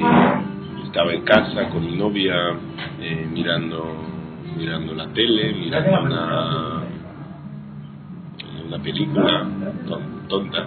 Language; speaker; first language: Spanish; non-native, fluent; Hebrew